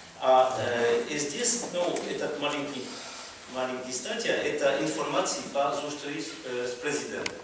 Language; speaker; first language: Russian; non-native, learner; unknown